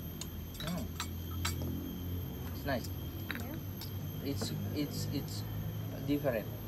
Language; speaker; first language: English; non-native, local second language; Filipino